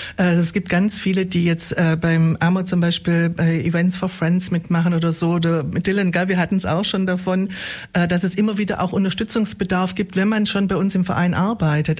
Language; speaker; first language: German; native; German